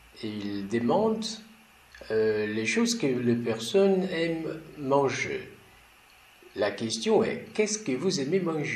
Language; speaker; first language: French; non-native, learner; Portuguese